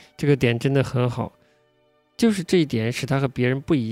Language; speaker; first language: Chinese; native; Chinese